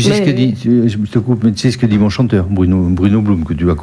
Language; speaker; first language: French; native; French